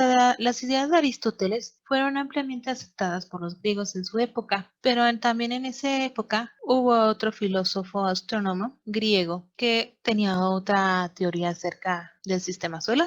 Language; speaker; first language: Spanish; native; Spanish